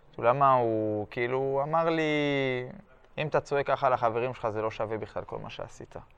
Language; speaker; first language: Hebrew; early bilingual, other home language; French